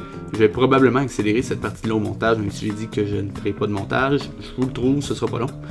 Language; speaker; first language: French; native; French